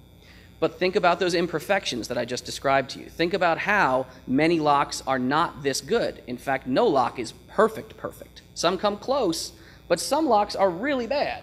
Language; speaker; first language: English; native; English